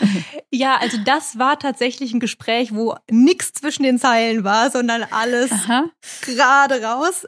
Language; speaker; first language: German; native; German